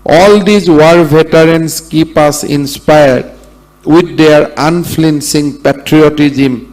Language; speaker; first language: English; non-native, local second language; Assamese